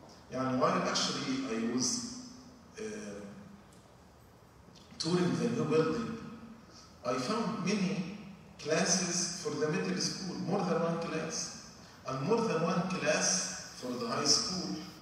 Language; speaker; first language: English; non-native, fluent; Arabic